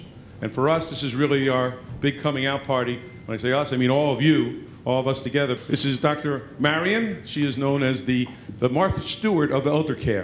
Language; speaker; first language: English; native; English